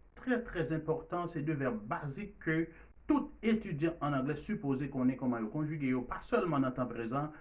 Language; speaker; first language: French; non-native, learner; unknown